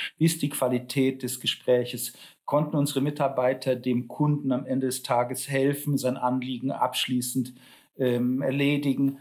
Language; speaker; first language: German; early bilingual, other home language; Polish